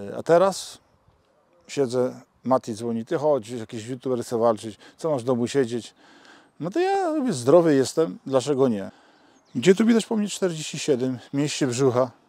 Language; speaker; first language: Polish; native; Polish